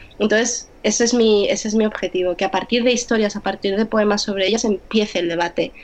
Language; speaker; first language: Spanish; early bilingual, other home language; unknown